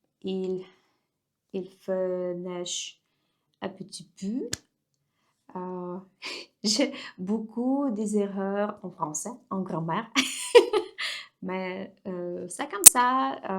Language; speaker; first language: French; non-native, learner; Russian